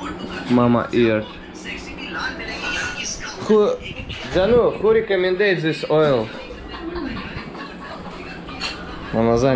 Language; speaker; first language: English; non-native, learner; Russian